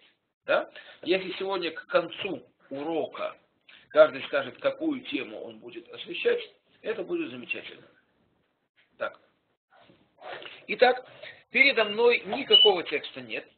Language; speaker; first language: Russian; native; Russian